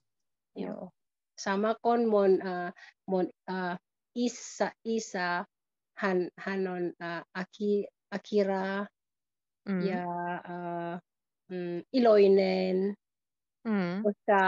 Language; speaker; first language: Finnish; non-native, learner; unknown